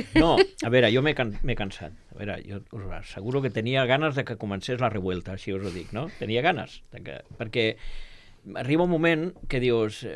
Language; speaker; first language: Catalan; native; Catalan